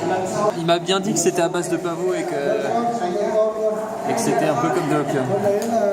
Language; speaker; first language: French; native; French